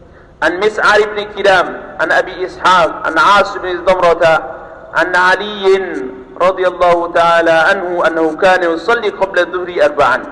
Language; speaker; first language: Arabic; non-native, fluent; Sasak